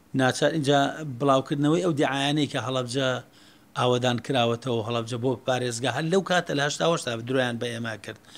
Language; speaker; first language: Central Kurdish; native; Central Kurdish